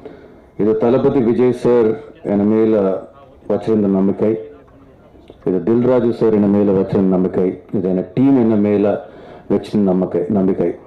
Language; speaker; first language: Tamil; non-native, learner; Telugu